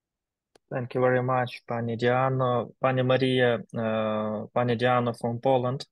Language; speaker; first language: English; non-native, learner; Ukrainian